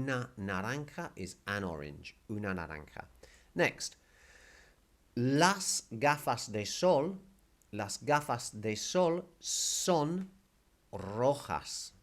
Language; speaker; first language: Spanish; non-native, fluent; English